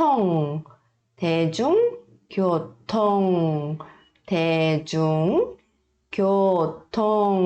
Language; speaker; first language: Korean; early bilingual, heritage; Korean